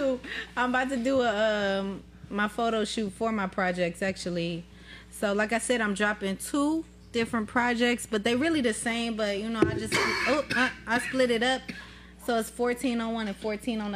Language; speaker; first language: English; native; English